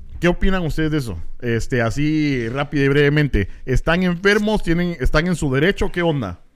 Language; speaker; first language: Spanish; native; Spanish